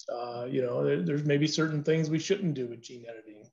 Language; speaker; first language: English; native; English